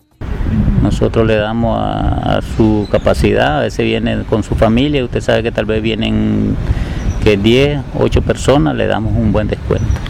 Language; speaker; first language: Spanish; native; Spanish